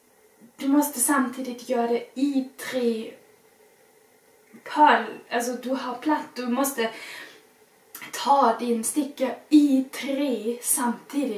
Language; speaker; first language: Swedish; non-native, fluent; German